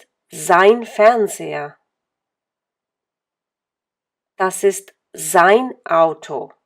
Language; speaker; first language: German; non-native, fluent; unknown